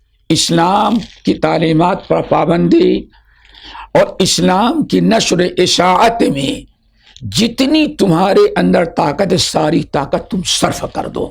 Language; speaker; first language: Urdu; native; Urdu